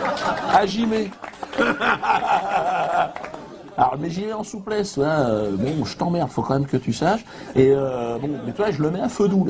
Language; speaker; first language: French; native; French